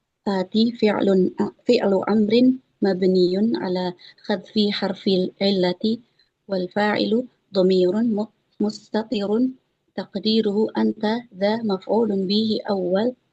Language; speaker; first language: Arabic; non-native, learner; Indonesian